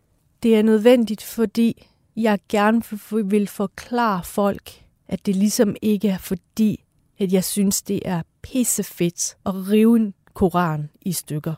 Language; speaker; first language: Danish; early bilingual, other home language; Persian